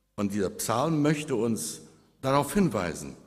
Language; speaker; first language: German; early bilingual, heritage; Spanish